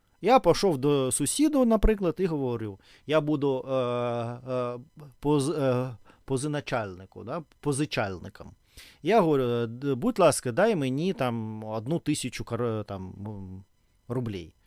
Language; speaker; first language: Ukrainian; non-native, learner; Russian